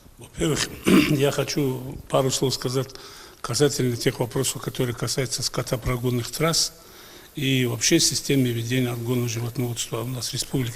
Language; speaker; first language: Russian; native; Russian